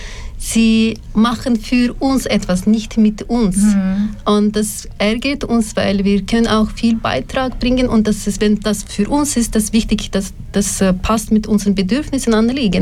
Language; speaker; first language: German; non-native, learner; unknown